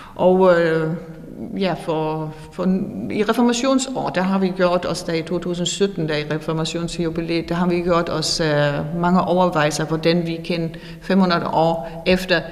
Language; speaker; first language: Danish; non-native, fluent; German